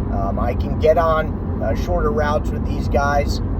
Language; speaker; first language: English; native; English